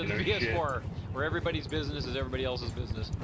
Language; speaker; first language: English; native; English